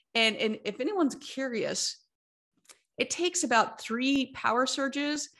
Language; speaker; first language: English; native; English